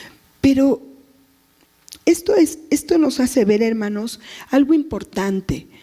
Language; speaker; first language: Spanish; native; Spanish